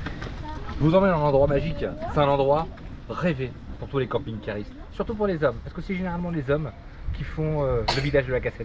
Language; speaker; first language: French; native; French